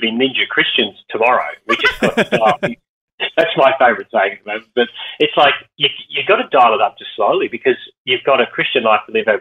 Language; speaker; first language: English; native; English